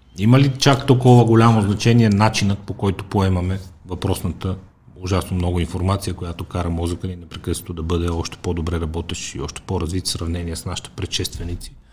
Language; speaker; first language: Bulgarian; native; Bulgarian